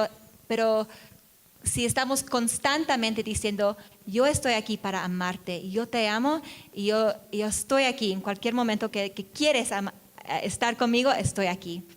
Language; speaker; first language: Spanish; non-native, fluent; English